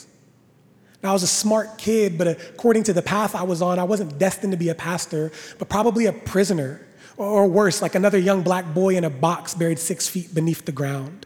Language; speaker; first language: English; native; English